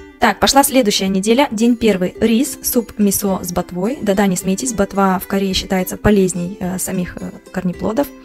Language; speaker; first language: Russian; native; Russian